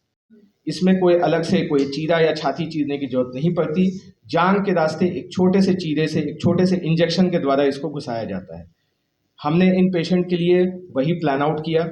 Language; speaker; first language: Hindi; native; Hindi